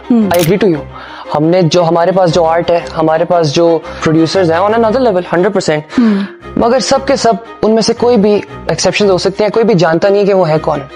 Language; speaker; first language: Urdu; early bilingual, heritage; Urdu